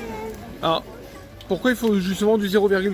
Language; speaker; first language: French; native; French